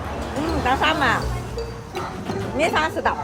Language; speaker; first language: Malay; non-native, local second language; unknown